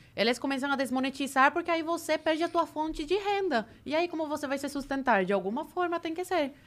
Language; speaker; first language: Portuguese; early bilingual, other home language; Spanish